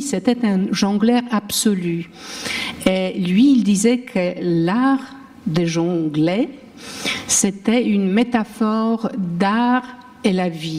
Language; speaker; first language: French; non-native, fluent; Polish